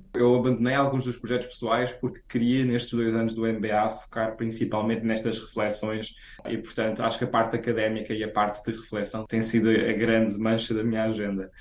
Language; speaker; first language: Portuguese; native; Portuguese